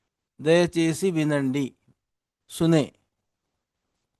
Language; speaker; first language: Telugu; non-native, local second language; Urdu